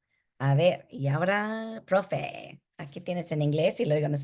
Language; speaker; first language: Spanish; early bilingual, heritage; Spanish